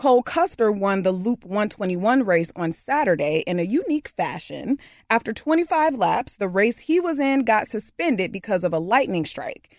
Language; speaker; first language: English; native; English